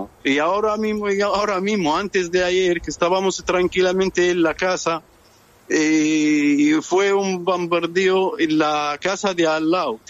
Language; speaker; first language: Spanish; non-native, fluent; Arabic